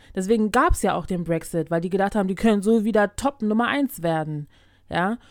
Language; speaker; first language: German; early bilingual, other home language; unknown